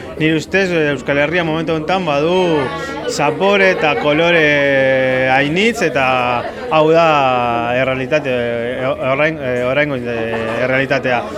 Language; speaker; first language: Basque; early bilingual, heritage; Spanish